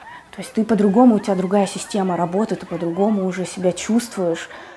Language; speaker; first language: Russian; native; Russian